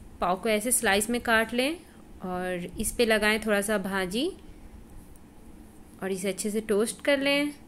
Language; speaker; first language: Hindi; native; Hindi